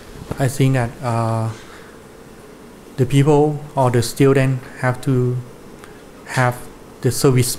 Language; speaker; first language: English; non-native, learner; Thai